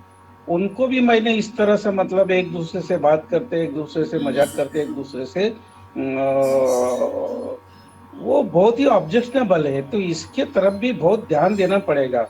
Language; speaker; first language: Hindi; native; Hindi